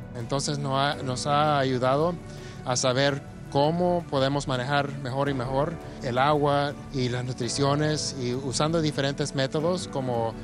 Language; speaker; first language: Spanish; early bilingual, other home language; English